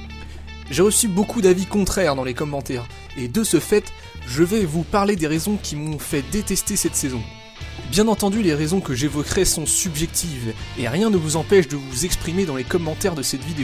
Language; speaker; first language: French; native; French